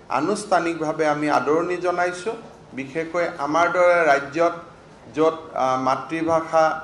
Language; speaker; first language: Assamese; native; Assamese